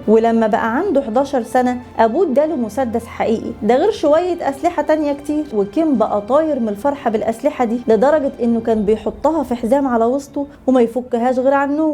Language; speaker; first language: Arabic; native; Arabic